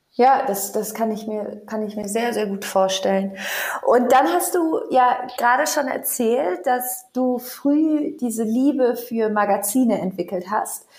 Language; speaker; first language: German; native; German